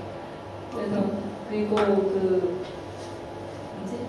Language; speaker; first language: Korean; non-native, learner; Vietnamese